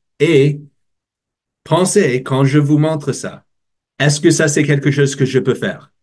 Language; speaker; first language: French; non-native, learner; English